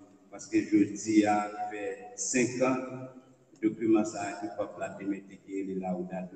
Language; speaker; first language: French; non-native, local second language; Haitian Creole